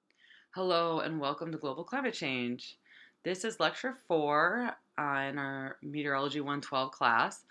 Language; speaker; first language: English; native; English